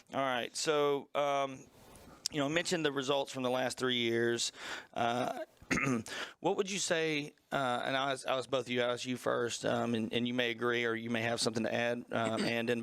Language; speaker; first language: English; native; English